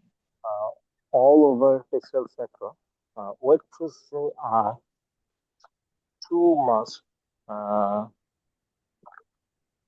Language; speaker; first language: English; non-native, learner; Bangla